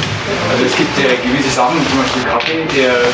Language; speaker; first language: German; native; German